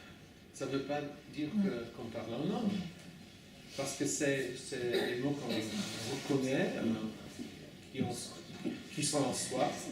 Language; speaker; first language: French; non-native, fluent; English